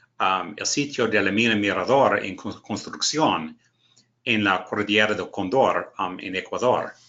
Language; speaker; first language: Spanish; non-native, learner; English